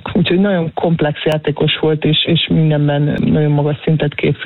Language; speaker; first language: Hungarian; native; Hungarian